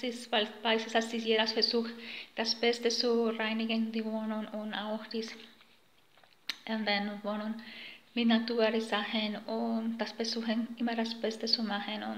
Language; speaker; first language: German; non-native, learner; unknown